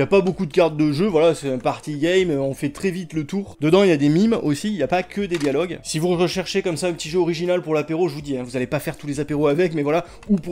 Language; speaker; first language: French; native; French